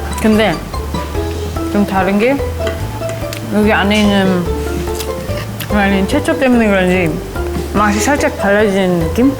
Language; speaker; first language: Korean; non-native, fluent; English